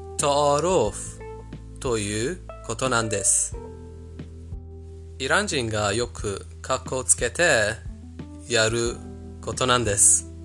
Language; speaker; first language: Japanese; non-native, fluent; Persian